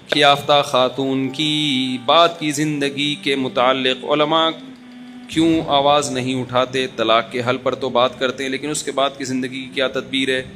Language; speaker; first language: Urdu; native; Urdu